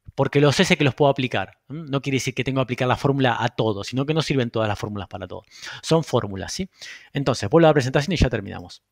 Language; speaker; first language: Spanish; native; Spanish